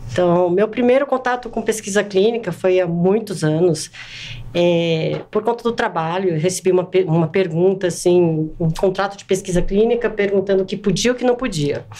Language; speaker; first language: Portuguese; native; Portuguese